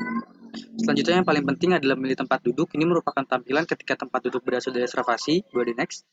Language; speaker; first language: Indonesian; native; Indonesian